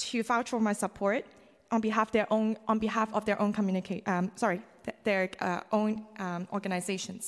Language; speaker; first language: English; non-native, local second language; Cantonese